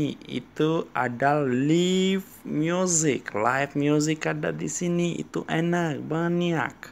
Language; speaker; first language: Indonesian; non-native, learner; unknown